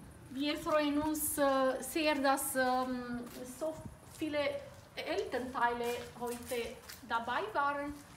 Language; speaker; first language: German; non-native, fluent; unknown